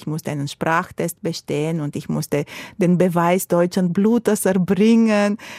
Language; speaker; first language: German; non-native, fluent; Romanian